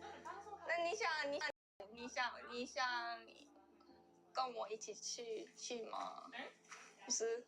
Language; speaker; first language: Chinese; non-native, learner; Korean